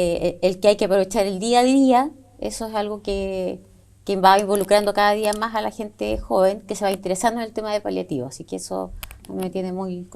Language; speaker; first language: Spanish; native; Spanish